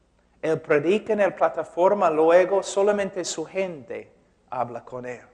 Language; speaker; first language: Spanish; non-native, fluent; English